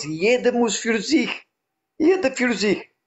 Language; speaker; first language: German; non-native, learner; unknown